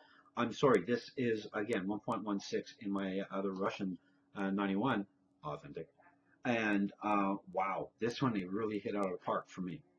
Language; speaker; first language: English; native; English